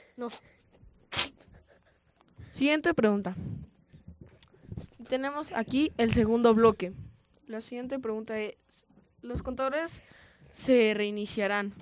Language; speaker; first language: Spanish; native; Spanish